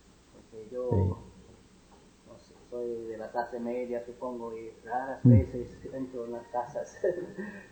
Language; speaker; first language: Spanish; non-native, fluent; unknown